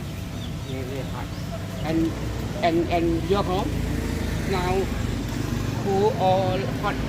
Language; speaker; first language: English; non-native, learner; Thai